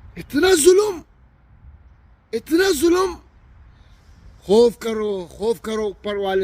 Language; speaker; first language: Hindi; non-native, learner; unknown